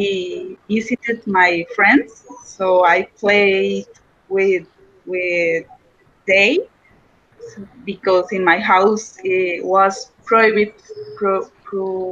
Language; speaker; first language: English; non-native, learner; Spanish